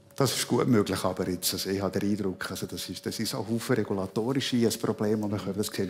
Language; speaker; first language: German; native; German